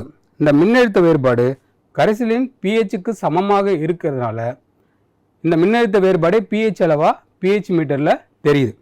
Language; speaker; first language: Tamil; native; Tamil